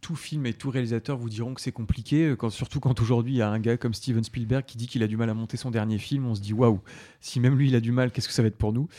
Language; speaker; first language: French; native; French